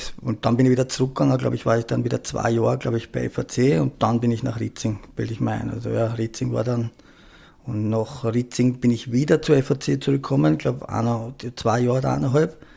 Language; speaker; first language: German; early bilingual, other home language; Croatian